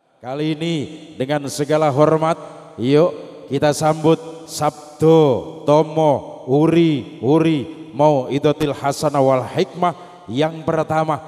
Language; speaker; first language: Indonesian; non-native, local second language; Javanese